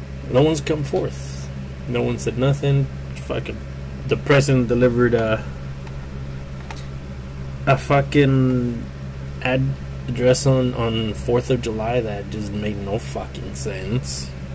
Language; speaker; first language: English; early bilingual, other home language; Spanish